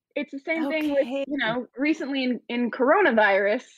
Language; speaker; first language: English; native; English